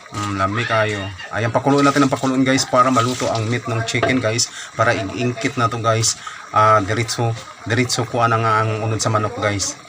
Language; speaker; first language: Filipino; non-native, local second language; Cebuano